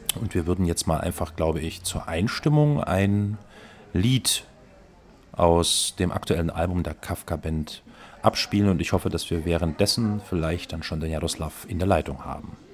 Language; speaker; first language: German; native; German